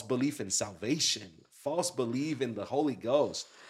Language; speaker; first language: English; early bilingual, other home language; Spanish